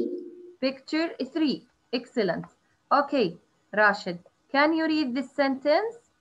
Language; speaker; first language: English; non-native, learner; Arabic